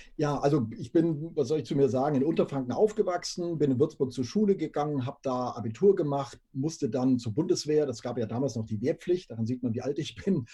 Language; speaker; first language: German; native; German